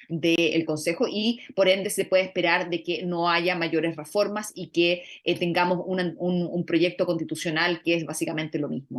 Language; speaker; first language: Spanish; native; Spanish